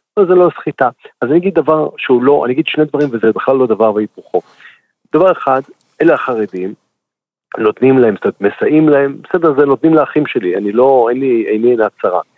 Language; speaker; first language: Hebrew; native; Hebrew